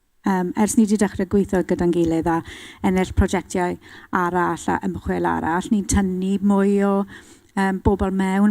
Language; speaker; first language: Welsh; non-native, local second language; English